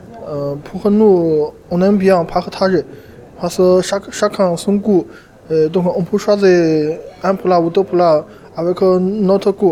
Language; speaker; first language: French; non-native, learner; Chinese